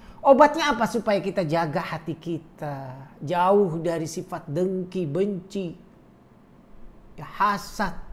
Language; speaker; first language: Indonesian; native; Indonesian